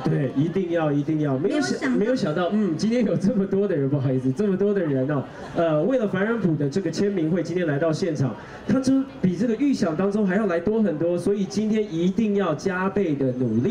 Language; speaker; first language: Chinese; native; Chinese